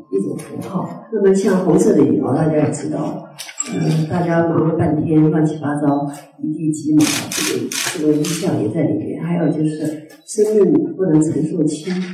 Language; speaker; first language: Chinese; non-native, local second language; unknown